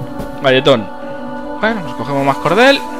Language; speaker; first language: Spanish; native; Spanish